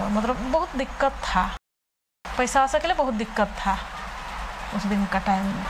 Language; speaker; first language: Hindi; non-native, local second language; Santali